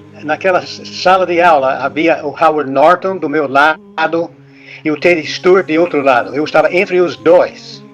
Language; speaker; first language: Portuguese; non-native, fluent; English